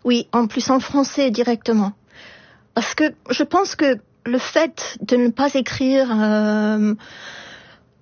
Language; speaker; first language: French; non-native, fluent; English